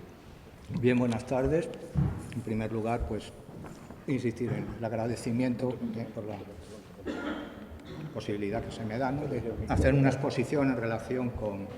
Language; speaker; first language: Spanish; native; Spanish